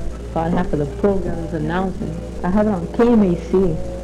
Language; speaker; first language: English; early bilingual, other home language; Spanish